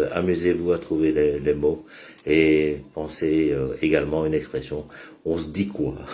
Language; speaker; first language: French; native; French